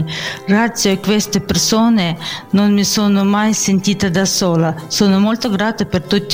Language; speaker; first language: Italian; non-native, fluent; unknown